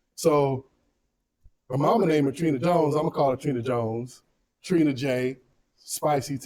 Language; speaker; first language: English; native; English